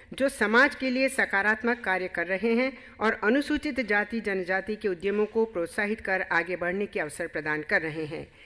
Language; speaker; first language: Hindi; native; Hindi